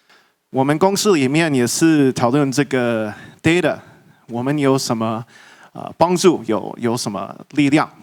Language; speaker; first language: Chinese; early bilingual, heritage; English